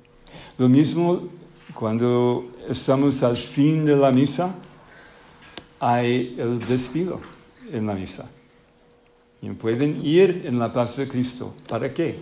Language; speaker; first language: Spanish; non-native, fluent; English